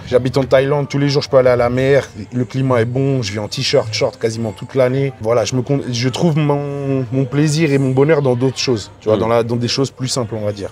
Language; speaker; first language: French; native; French